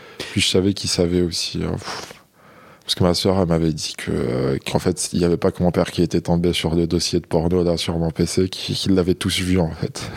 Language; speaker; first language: French; non-native, local second language; Arabic